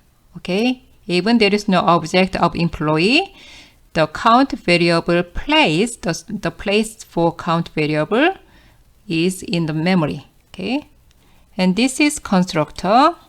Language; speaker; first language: English; non-native, fluent; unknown